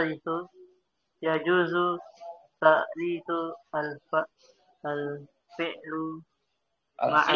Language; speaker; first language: Arabic; non-native, learner; Indonesian